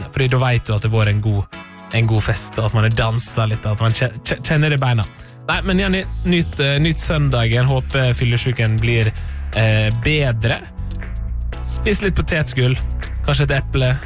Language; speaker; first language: Norwegian; native; Norwegian